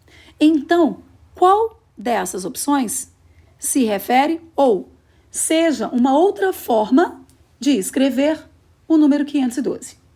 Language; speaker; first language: Portuguese; native; Portuguese